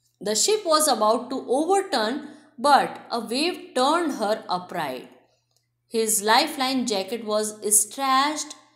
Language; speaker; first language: English; non-native, local second language; Hindi